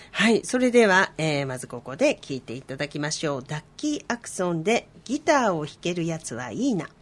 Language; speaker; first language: Japanese; native; Japanese